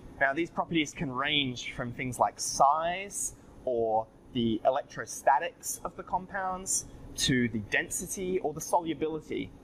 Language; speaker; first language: English; native; English